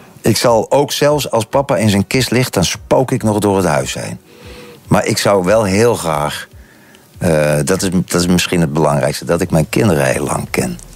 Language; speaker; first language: Dutch; native; Dutch